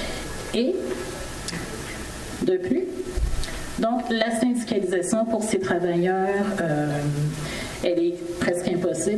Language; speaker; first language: French; native; French